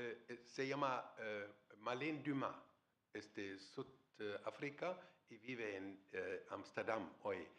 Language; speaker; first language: Spanish; non-native, fluent; German